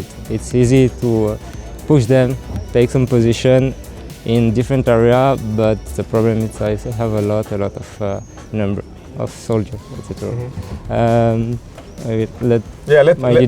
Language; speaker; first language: English; non-native, learner; French